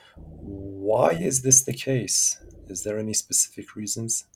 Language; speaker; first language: English; non-native, fluent; Persian